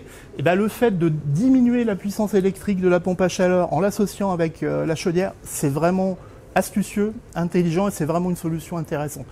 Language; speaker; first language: French; native; French